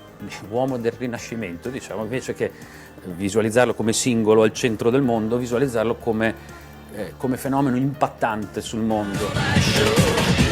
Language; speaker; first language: Italian; native; Italian